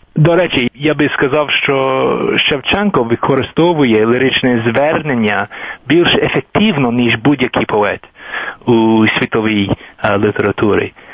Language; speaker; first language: Ukrainian; non-native, fluent; English